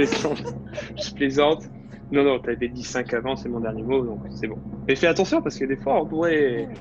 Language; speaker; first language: French; native; French